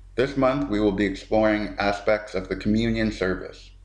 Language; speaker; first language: English; native; English